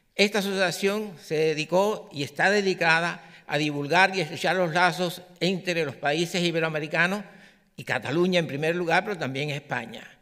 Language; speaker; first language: Spanish; native; Spanish